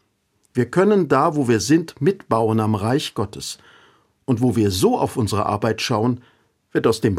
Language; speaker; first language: German; native; German